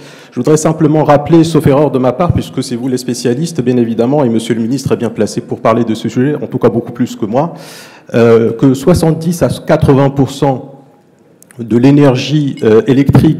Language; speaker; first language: French; non-native, local second language; Arabic